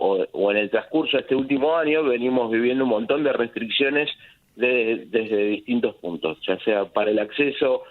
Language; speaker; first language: Spanish; native; Spanish